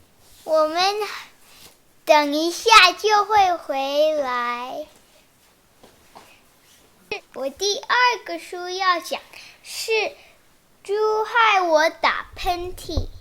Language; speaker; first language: Chinese; early bilingual, heritage; Chinese